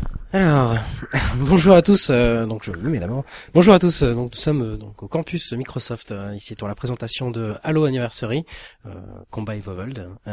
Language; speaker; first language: French; native; French